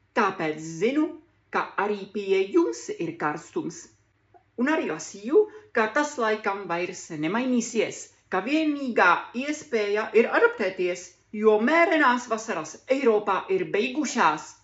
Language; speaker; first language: Latvian; non-native, learner; Czech